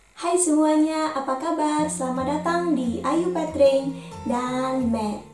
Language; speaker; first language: Indonesian; native; Indonesian